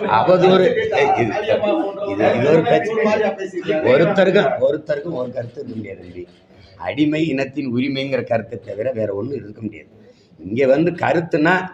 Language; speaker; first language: Tamil; native; Tamil